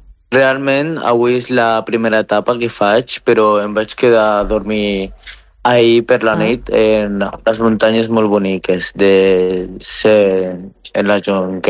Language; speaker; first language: Catalan; non-native, fluent; Arabic